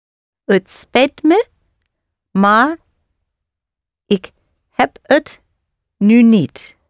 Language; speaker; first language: Dutch; non-native, learner; English